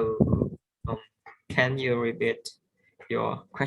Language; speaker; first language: English; non-native, learner; Vietnamese